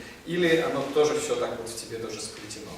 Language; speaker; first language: Russian; native; Russian